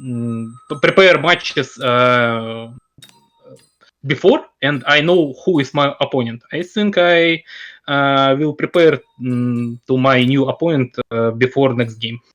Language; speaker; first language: English; non-native, learner; Russian